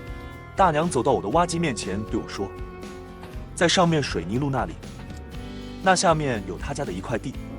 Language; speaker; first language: Chinese; native; Chinese